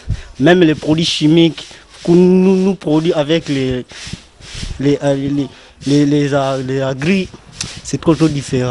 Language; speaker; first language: French; non-native, learner; Lingala